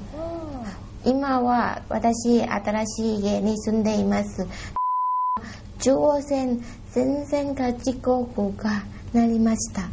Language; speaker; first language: Japanese; non-native, learner; Thai